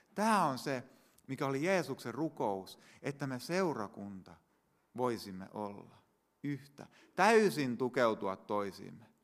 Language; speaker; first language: Finnish; native; Finnish